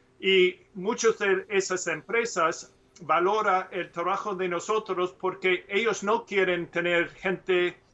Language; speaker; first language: Spanish; non-native, learner; English